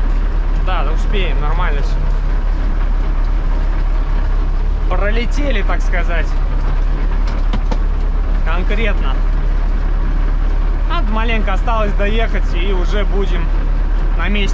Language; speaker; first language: Russian; native; Russian